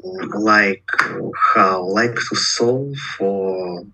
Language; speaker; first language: English; non-native, learner; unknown